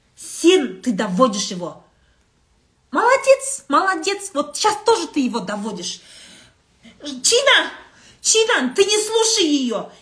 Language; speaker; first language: Russian; non-native, local second language; Kazakh